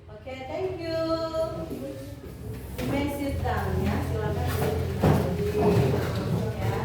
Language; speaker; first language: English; non-native, learner; Indonesian